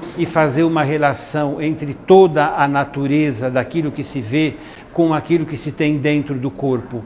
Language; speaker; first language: Portuguese; native; Portuguese